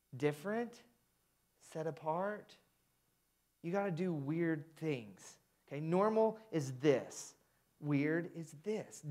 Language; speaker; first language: English; native; English